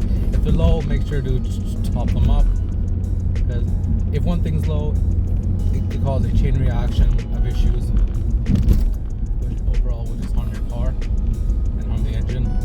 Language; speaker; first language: English; native; English